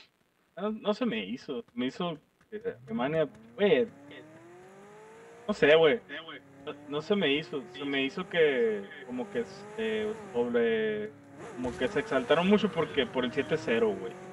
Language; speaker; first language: Spanish; native; Spanish